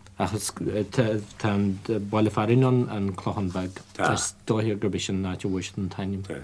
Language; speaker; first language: Irish; native; Irish